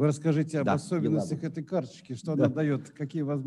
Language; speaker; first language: Russian; native; Russian